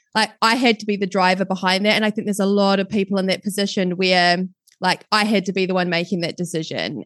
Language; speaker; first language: English; native; English